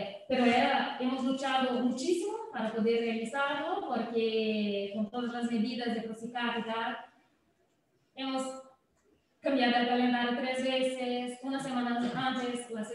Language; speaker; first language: Spanish; non-native, fluent; Portuguese